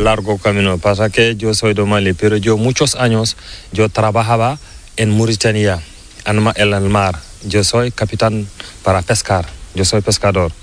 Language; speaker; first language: Spanish; non-native, learner; Fula